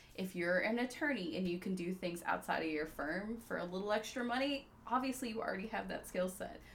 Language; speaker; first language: English; native; English